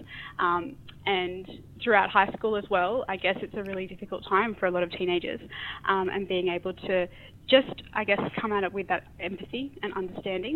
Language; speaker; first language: English; native; English